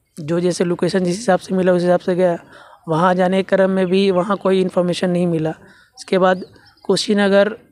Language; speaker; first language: Hindi; native; Hindi